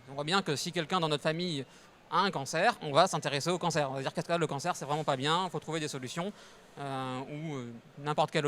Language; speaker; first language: French; native; French